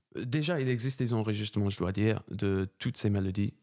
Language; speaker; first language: French; non-native, fluent; English